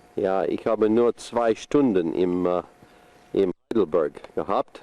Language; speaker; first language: German; early bilingual, other home language; English